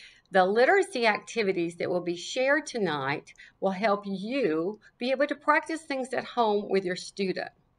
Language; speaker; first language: English; native; English